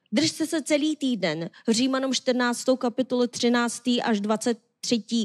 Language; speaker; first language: Czech; non-native, learner; Korean